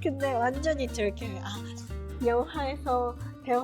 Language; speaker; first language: Korean; non-native, fluent; Japanese